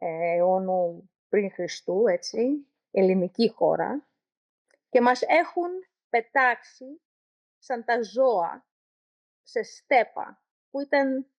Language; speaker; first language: Greek; non-native, learner; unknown